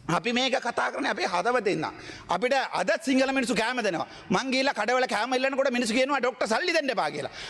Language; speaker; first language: Sinhala; non-native, local second language; Tamil